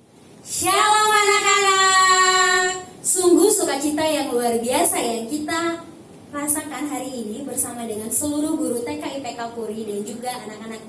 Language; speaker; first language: Indonesian; native; Indonesian